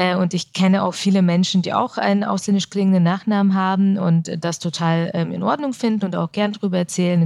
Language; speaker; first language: German; early bilingual, other home language; Russian